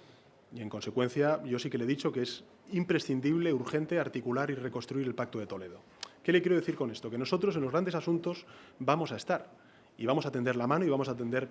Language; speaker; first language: Spanish; native; Spanish